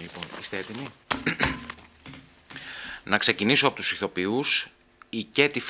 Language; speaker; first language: Greek; native; Greek